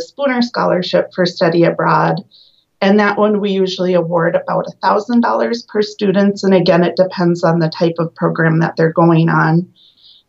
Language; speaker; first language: English; native; English